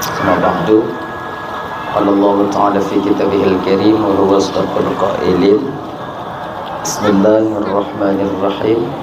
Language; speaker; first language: Malay; non-native, local second language; Achinese